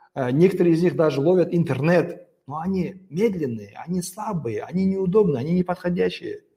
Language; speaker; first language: Russian; non-native, local second language; Kazakh